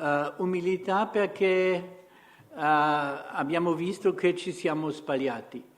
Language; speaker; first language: Italian; non-native, fluent; German